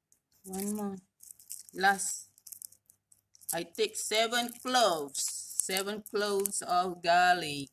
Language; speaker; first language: English; non-native, local second language; Malay